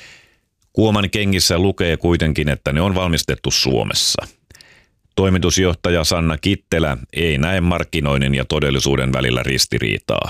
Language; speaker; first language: Finnish; native; Finnish